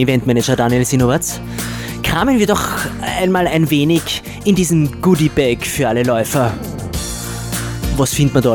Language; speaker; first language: German; native; German